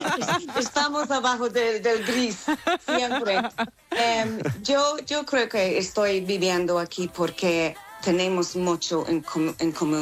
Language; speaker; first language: Spanish; non-native, learner; English